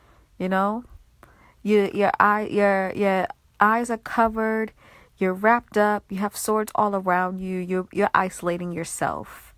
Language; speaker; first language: English; native; English